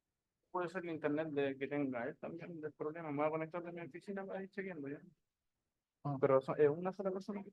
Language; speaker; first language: Spanish; non-native, fluent; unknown